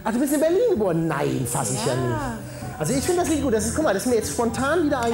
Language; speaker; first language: German; native; German